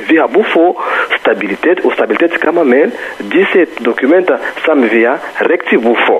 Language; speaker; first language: Danish; non-native, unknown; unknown